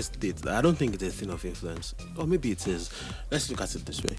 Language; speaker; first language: English; non-native, local second language; Yoruba